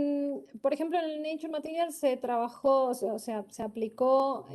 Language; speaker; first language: Spanish; native; Spanish